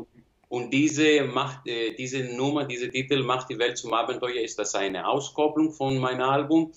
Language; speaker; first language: German; non-native, learner; Greek